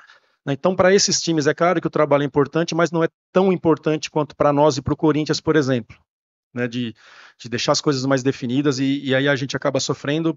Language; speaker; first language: Portuguese; native; Portuguese